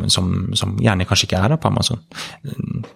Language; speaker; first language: Norwegian; native; Norwegian